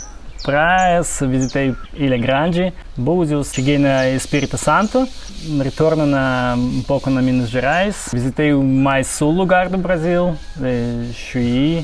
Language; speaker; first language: Portuguese; non-native, learner; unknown